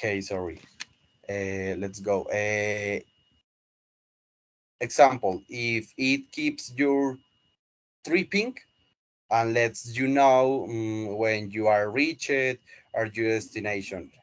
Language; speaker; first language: English; non-native, learner; Spanish